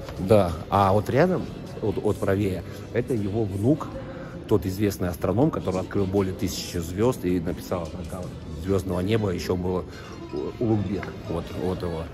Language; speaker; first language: Russian; native; Russian